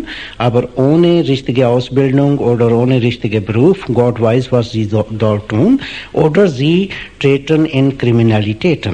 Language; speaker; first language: German; non-native, fluent; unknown